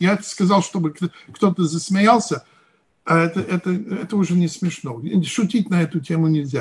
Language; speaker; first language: Russian; non-native, fluent; English